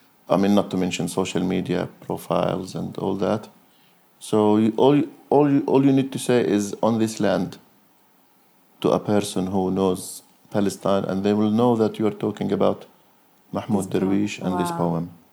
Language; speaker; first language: English; non-native, fluent; Arabic